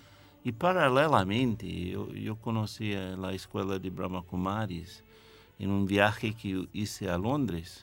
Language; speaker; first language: Spanish; non-native, fluent; English